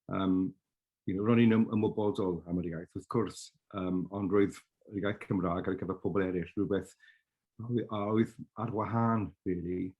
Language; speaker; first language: Welsh; non-native, fluent; English